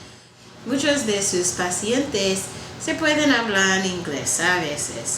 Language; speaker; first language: Spanish; non-native, learner; English